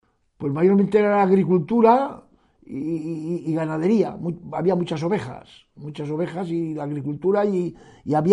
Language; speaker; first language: Spanish; native; Spanish